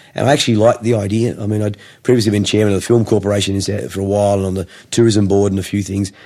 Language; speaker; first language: English; native; English